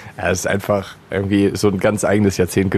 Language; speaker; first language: German; native; German